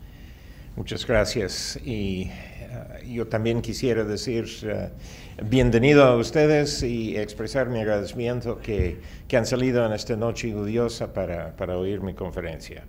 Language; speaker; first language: Spanish; non-native, fluent; English